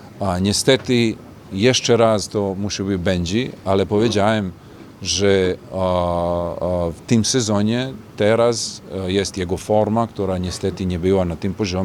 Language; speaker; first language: Polish; non-native, fluent; Serbian